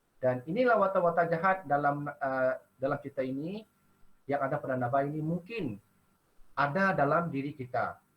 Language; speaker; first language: Malay; non-native, local second language; Iban